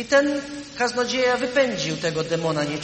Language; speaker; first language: Polish; native; Polish